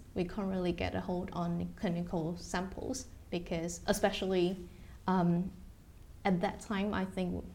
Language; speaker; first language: English; non-native, fluent; Chinese